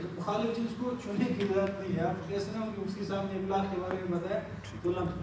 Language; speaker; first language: Urdu; non-native, local second language; Pashto